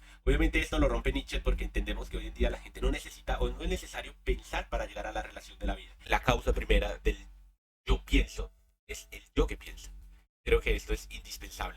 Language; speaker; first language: Spanish; native; Spanish